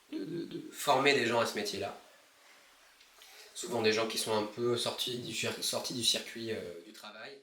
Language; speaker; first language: French; native; French